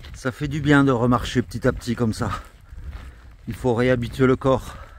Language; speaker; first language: French; native; French